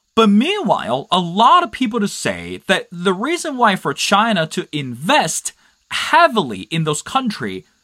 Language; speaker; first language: English; non-native, fluent; Chinese